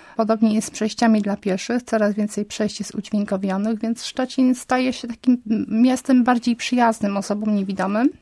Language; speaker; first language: Polish; native; Polish